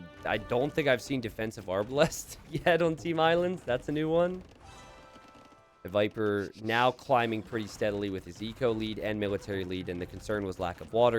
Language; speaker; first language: English; native; English